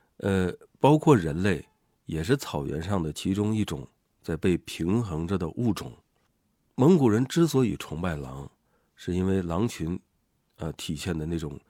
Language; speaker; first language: Chinese; native; Chinese